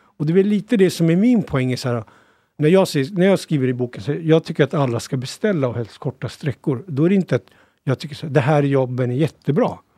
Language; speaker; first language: Swedish; early bilingual, other home language; Punjabi